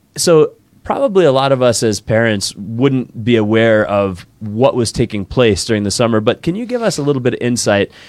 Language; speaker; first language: English; native; English